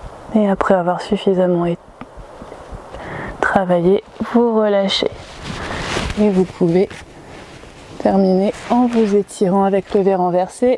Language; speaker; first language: French; native; French